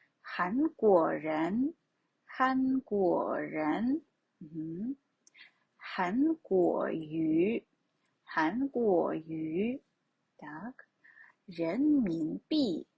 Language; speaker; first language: Chinese; non-native, fluent; Ukrainian